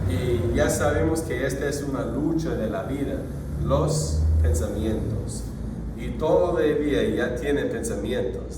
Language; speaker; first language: Spanish; non-native, fluent; English